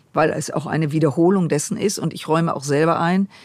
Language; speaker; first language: German; native; German